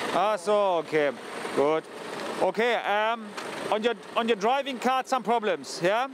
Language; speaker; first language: English; non-native, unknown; German